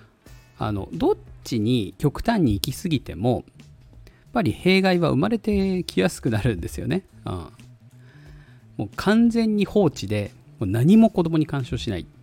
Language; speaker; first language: Japanese; native; Japanese